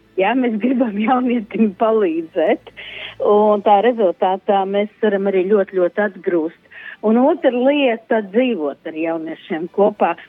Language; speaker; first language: Latvian; native; Latvian